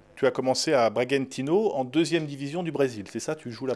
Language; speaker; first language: French; native; French